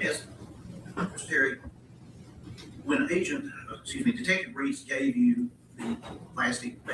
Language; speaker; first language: English; native; English